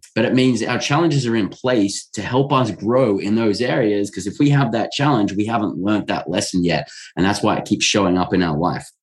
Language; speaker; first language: English; native; English